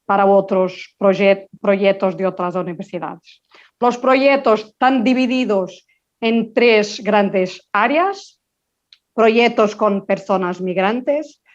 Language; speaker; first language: Spanish; non-native, local second language; Portuguese